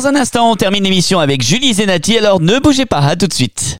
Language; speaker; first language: French; native; French